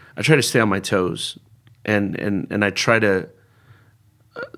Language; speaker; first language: English; early bilingual, other home language; Spanish